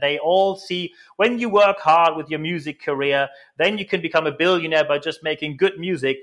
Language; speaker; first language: English; non-native, fluent; German